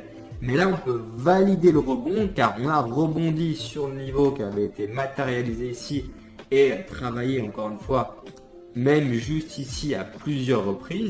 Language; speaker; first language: French; native; French